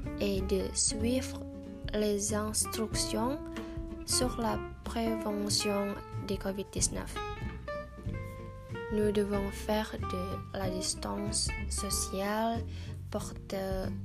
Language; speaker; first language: French; non-native, fluent; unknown